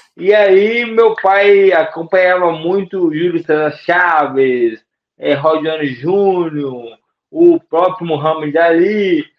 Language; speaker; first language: Portuguese; native; Portuguese